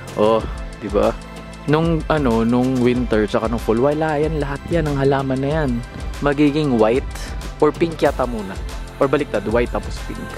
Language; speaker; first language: Filipino; native; Filipino